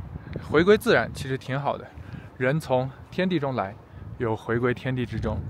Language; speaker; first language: Chinese; native; Chinese